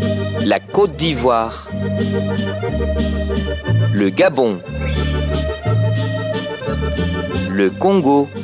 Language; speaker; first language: French; non-native, fluent; Spanish